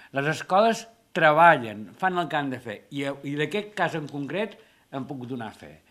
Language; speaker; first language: Catalan; native; Catalan